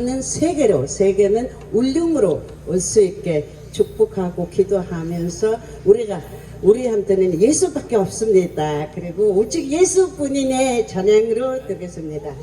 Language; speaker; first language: Korean; non-native, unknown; Mongolian